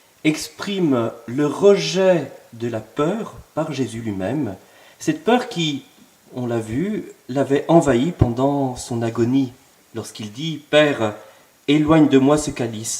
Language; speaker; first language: French; native; French